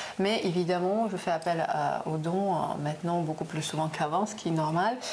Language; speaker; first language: French; non-native, fluent; Russian